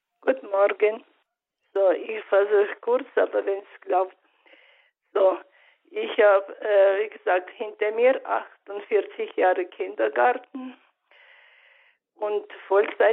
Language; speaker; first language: German; non-native, learner; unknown